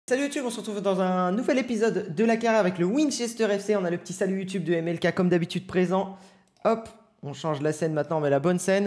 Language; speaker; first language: French; native; French